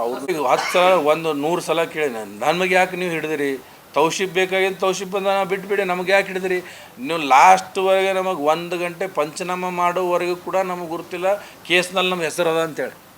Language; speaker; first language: Kannada; native; Kannada